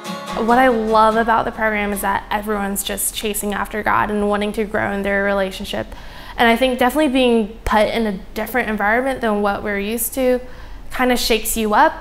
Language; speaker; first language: English; native; English